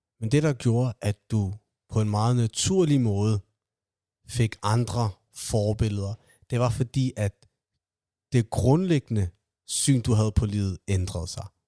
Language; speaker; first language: Danish; early bilingual, other home language; Somali